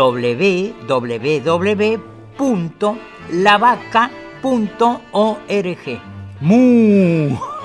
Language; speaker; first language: Spanish; native; Spanish